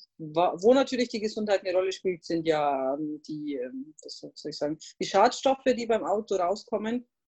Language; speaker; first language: German; non-native, fluent; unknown